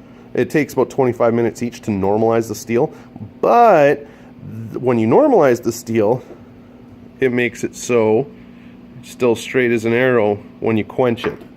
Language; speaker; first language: English; native; English